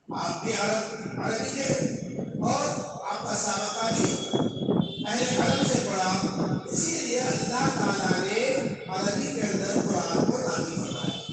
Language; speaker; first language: Urdu; native; Urdu